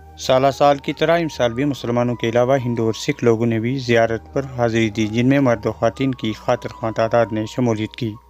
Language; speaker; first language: Urdu; non-native, local second language; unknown